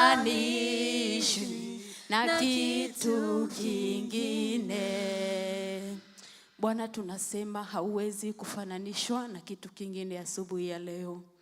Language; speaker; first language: Swahili; non-native, local second language; Kikuyu